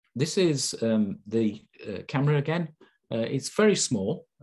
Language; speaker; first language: English; native; English